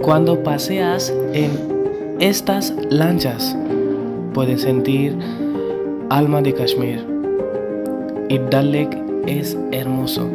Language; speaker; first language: Spanish; non-native, learner; Hindi